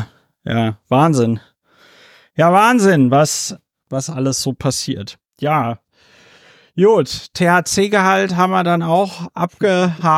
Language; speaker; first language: German; native; German